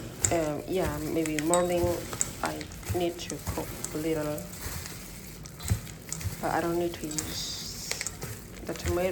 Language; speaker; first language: English; non-native, learner; Burmese